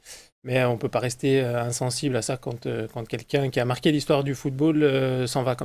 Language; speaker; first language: French; native; French